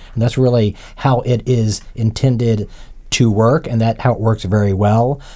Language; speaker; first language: English; native; English